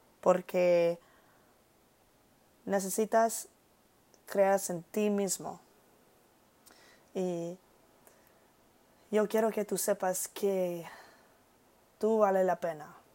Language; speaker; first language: Spanish; early bilingual, heritage; English